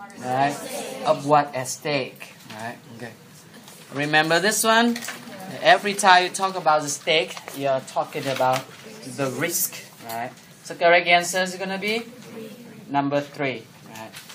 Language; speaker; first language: English; non-native, fluent; Vietnamese